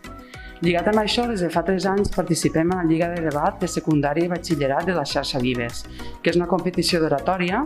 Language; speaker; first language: Catalan; native; Catalan